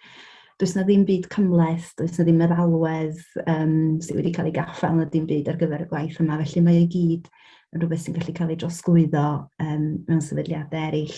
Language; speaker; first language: Welsh; native; Welsh